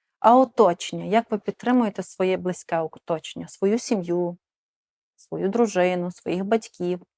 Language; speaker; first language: Ukrainian; native; Ukrainian